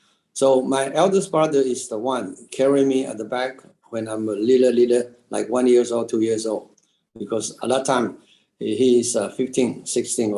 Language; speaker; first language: English; non-native, local second language; Chinese